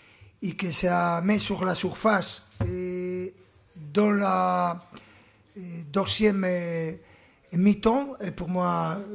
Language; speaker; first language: French; non-native, fluent; Spanish